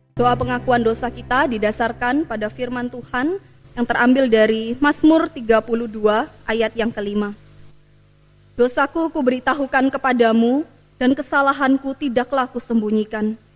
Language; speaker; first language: Indonesian; native; Indonesian